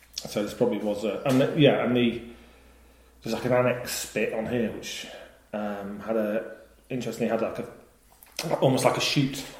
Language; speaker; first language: English; native; English